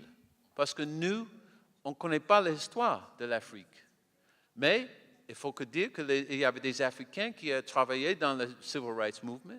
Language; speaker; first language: French; non-native, learner; English